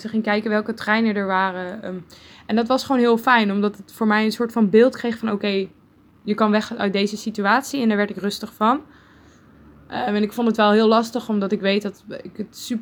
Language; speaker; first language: Dutch; native; Dutch